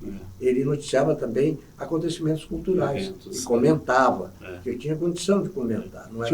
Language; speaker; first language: Portuguese; native; Portuguese